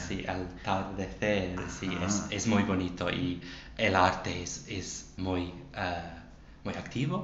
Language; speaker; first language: Spanish; non-native, learner; English